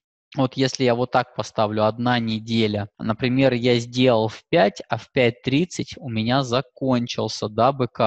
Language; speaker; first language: Russian; native; Russian